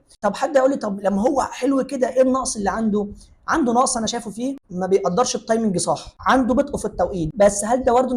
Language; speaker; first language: Arabic; native; Arabic